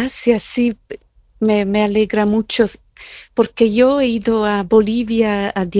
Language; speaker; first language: Spanish; non-native, fluent; Italian